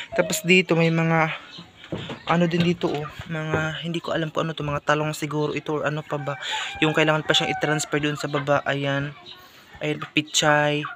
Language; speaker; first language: Filipino; non-native, local second language; Cebuano